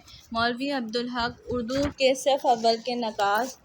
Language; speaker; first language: Urdu; native; Urdu